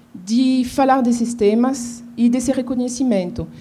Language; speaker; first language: Portuguese; non-native, fluent; French